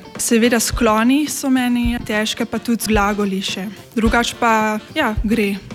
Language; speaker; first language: Slovenian; early bilingual, heritage; Dutch